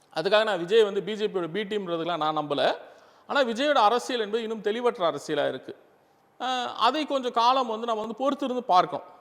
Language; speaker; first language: Tamil; non-native, local second language; Urdu